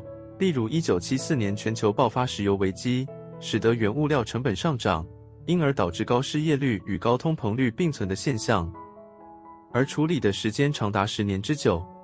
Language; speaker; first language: Chinese; native; Chinese